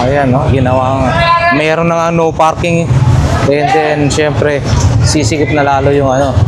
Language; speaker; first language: Filipino; native; Filipino